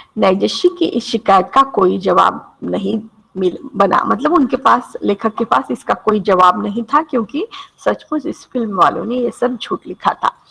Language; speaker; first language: Hindi; non-native, local second language; Marathi